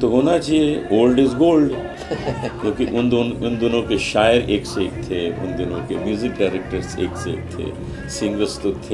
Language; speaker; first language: Hindi; native; Hindi